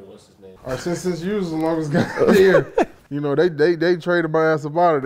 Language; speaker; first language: English; native; English